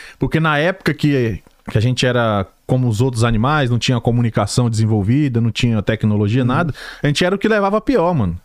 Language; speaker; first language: Portuguese; native; Portuguese